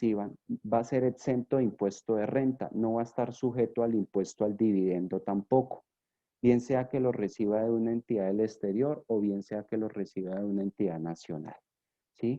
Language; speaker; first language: Spanish; native; Spanish